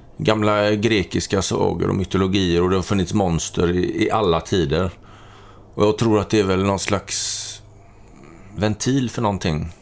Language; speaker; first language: Swedish; native; Swedish